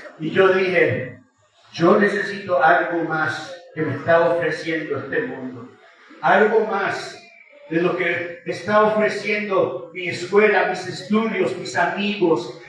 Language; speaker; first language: Spanish; early bilingual, heritage; Spanish